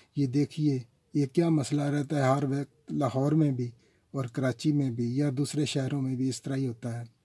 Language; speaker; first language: Urdu; non-native, local second language; Punjabi